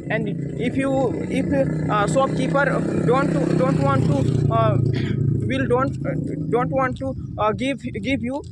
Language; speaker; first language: English; non-native, learner; Hindi